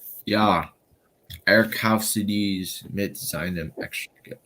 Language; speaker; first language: German; non-native, learner; English